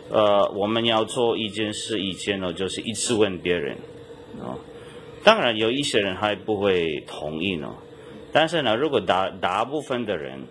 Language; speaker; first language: Chinese; non-native, fluent; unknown